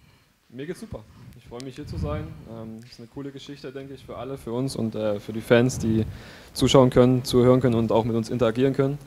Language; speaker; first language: German; native; German